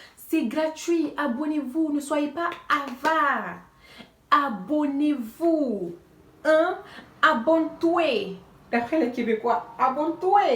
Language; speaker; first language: French; non-native, local second language; Bambara